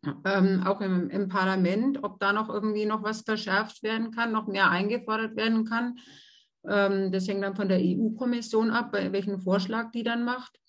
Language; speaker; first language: German; native; German